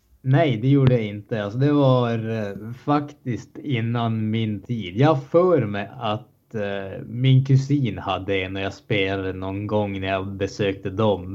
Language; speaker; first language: Swedish; native; Swedish